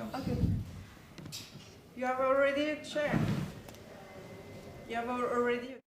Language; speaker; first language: English; non-native, learner; French